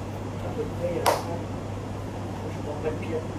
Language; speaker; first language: French; native; French